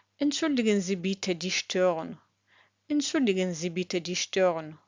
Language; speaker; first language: German; non-native, fluent; Ukrainian